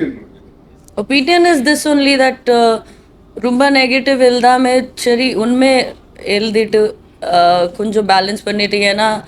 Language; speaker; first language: Tamil; non-native, fluent; Hindi